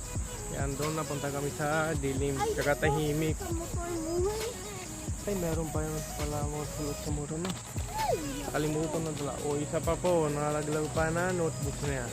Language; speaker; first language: Filipino; non-native, learner; Punjabi